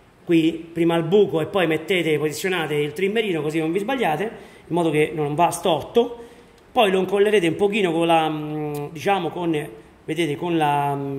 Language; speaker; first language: Italian; native; Italian